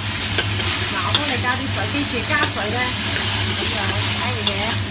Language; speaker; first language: Cantonese; native; Cantonese